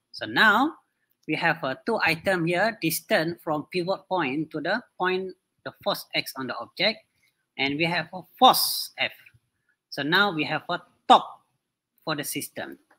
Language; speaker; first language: English; non-native, local second language; Malay